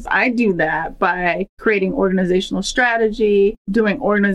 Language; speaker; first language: English; native; English